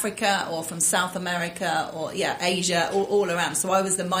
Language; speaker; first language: English; native; English